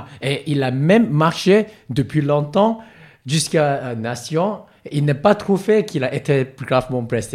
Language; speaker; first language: French; non-native, learner; Cantonese